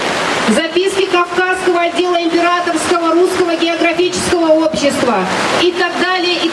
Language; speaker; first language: Russian; non-native, local second language; Ingush